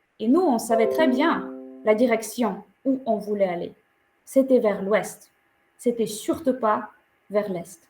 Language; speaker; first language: French; non-native, fluent; Ukrainian